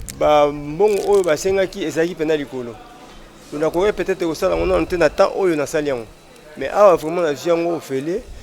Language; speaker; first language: Lingala; native; Lingala